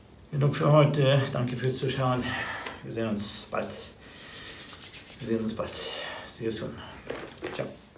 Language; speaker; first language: German; native; German